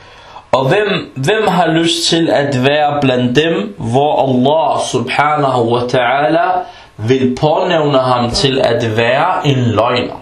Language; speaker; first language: Danish; early bilingual, other home language; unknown